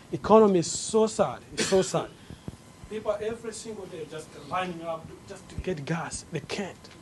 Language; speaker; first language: English; non-native, local second language; Nyanja